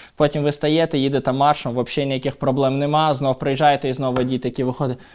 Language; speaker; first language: Ukrainian; non-native, local second language; Russian